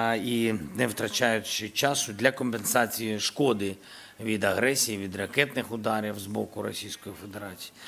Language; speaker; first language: Ukrainian; non-native, local second language; Russian